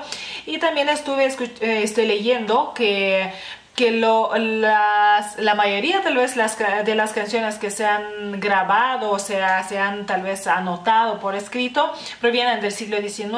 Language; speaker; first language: Spanish; non-native, fluent; Lithuanian